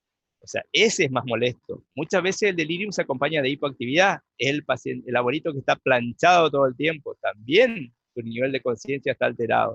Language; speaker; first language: Spanish; native; Spanish